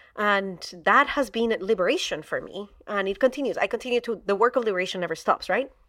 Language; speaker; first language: English; non-native, fluent; Spanish